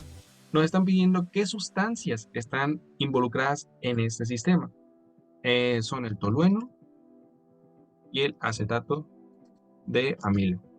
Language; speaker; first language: Spanish; native; Spanish